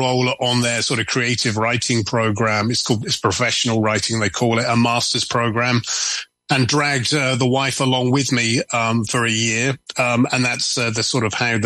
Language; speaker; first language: English; native; English